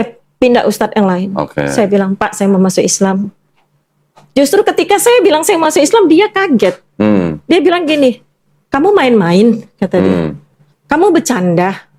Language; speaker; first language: Indonesian; native; Indonesian